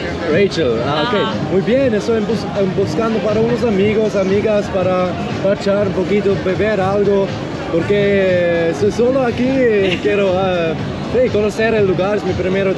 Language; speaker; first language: Spanish; non-native, learner; Swiss German